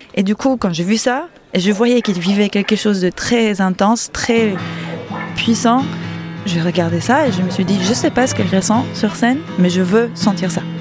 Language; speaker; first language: French; non-native, fluent; English